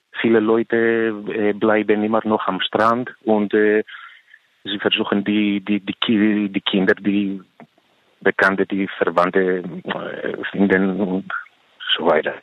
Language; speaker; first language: German; non-native, learner; Greek